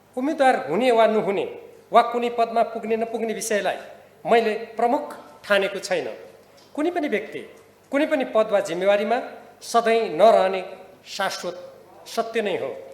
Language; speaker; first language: Nepali; native; Nepali